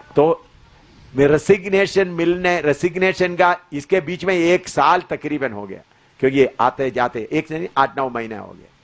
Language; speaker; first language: Hindi; non-native, local second language; Malayalam